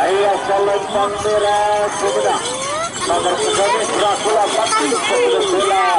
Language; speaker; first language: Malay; non-native, local second language; Madurese